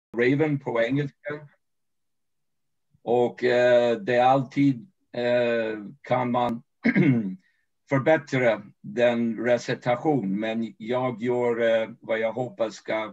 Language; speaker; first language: Swedish; non-native, fluent; English